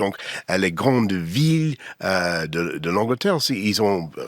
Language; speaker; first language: French; non-native, learner; English